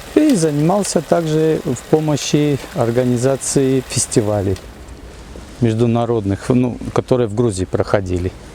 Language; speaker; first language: Russian; native; Russian